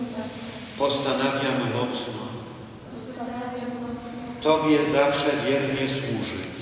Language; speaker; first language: Polish; native; Polish